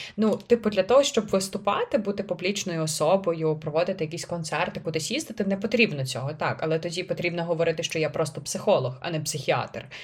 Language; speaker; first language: Ukrainian; native; Ukrainian